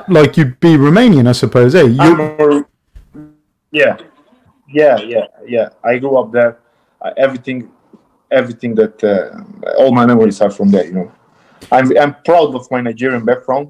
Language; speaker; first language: English; non-native, fluent; Romanian